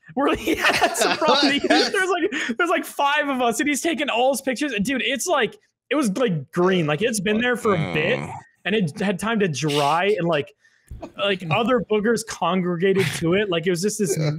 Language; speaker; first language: English; native; English